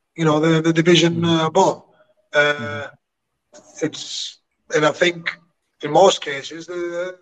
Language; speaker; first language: English; non-native, fluent; Greek